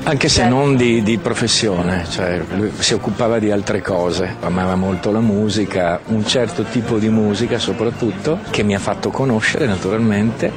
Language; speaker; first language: Italian; native; Italian